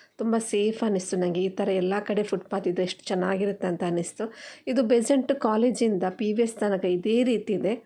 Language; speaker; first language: Kannada; non-native, local second language; Tulu